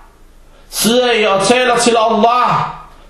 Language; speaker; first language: Danish; early bilingual, other home language; Arabic